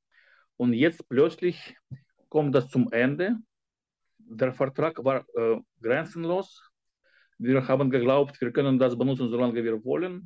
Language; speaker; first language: German; non-native, fluent; Ukrainian